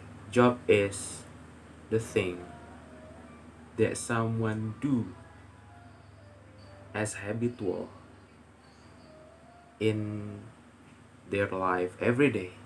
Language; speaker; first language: English; non-native, learner; Indonesian